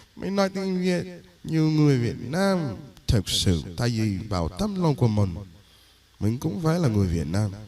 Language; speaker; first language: Vietnamese; non-native, fluent; English